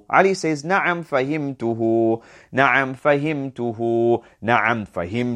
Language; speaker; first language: Arabic; non-native, fluent; English